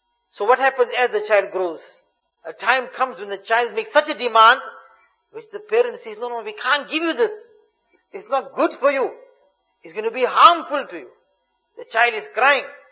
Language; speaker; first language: English; native; English